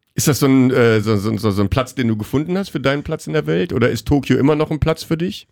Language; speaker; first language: German; native; German